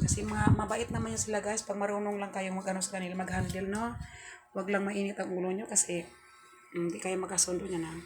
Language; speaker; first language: Filipino; non-native, local second language; Cebuano